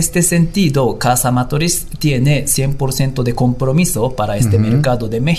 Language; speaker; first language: Spanish; non-native, learner; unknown